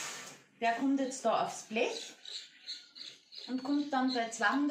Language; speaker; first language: German; native; German